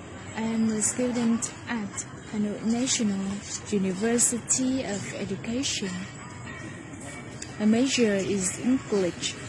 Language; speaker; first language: English; non-native, learner; Vietnamese